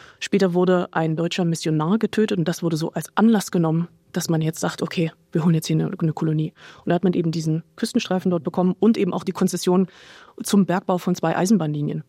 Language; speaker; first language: German; native; German